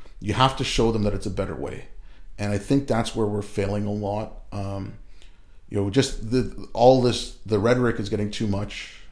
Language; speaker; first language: English; early bilingual, other home language; Urdu